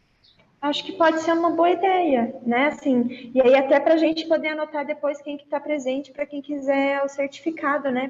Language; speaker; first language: Portuguese; native; Portuguese